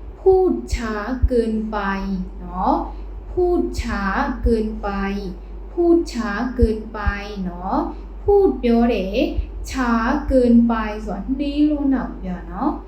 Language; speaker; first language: Thai; non-native, fluent; Burmese